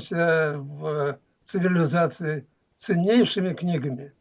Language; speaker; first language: Russian; native; Russian